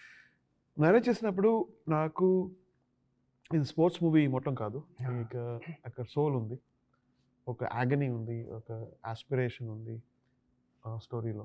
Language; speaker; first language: Telugu; non-native, learner; Tamil